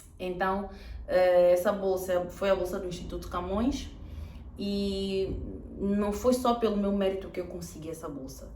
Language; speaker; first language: Portuguese; native; Portuguese